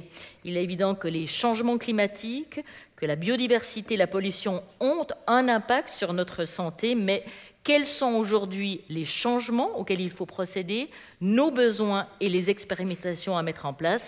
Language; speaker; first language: French; native; French